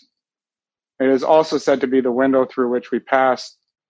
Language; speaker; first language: English; native; English